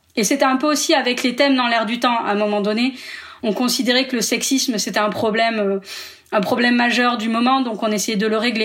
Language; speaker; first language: French; native; French